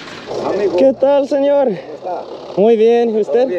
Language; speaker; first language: Spanish; non-native, learner; English